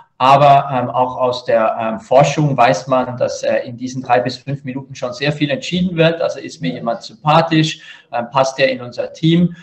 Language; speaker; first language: German; native; German